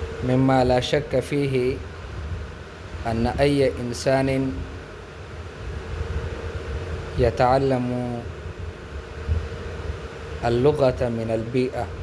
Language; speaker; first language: Arabic; non-native, fluent; Urdu